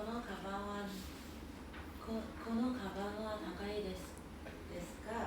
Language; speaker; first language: Japanese; non-native, learner; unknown